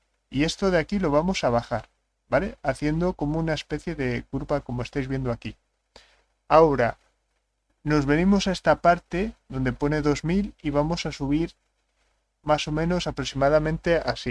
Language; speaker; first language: Spanish; native; Spanish